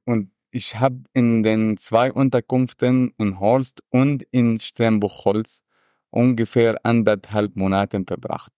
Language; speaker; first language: German; non-native, fluent; Arabic